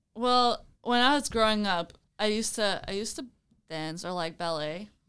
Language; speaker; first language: English; non-native, fluent; Dutch